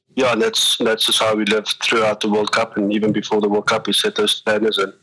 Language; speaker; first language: English; native; English